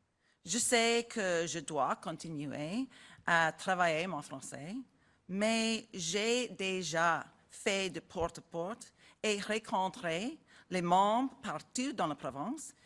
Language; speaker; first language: French; non-native, learner; English